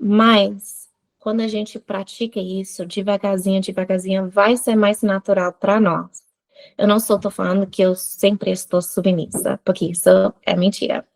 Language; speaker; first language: Portuguese; non-native, fluent; English